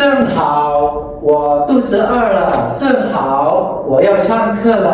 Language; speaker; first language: Chinese; non-native, fluent; Indonesian